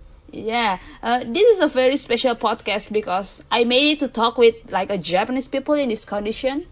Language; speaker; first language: English; early bilingual, other home language; Indonesian